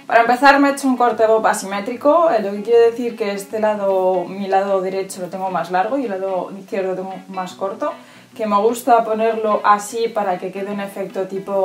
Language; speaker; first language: Spanish; native; Spanish